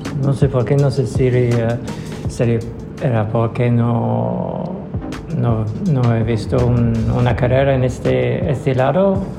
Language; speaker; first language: Spanish; non-native, learner; English